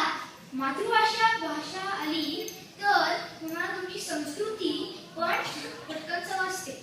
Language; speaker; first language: Marathi; early bilingual, heritage; Marathi